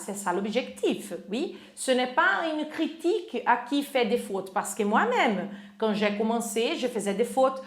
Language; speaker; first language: French; non-native, fluent; Portuguese